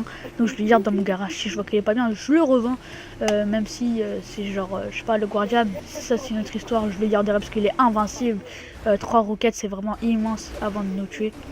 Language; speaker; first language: French; native; French